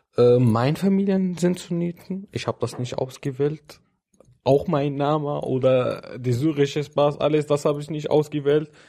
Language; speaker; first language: German; non-native, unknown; Arabic